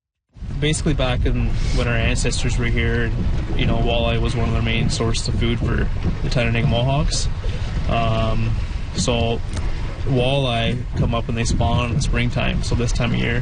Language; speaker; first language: English; native; English